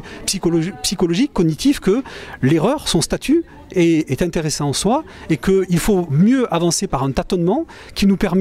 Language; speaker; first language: French; native; French